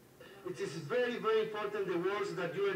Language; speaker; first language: English; non-native, learner; Spanish